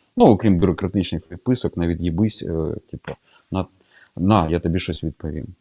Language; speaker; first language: Ukrainian; native; Ukrainian